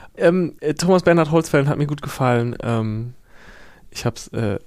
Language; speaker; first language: German; native; German